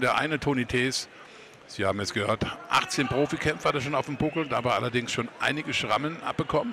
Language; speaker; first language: German; native; German